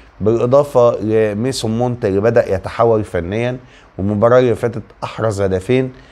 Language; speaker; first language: Arabic; native; Arabic